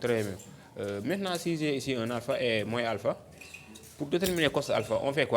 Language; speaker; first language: French; non-native, local second language; Wolof